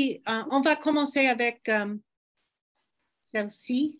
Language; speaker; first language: French; non-native, fluent; English